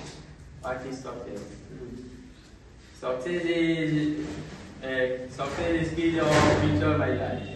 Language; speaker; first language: English; non-native, learner; Hindi